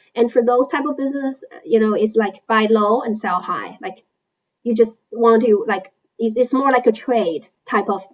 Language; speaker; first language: English; non-native, fluent; Chinese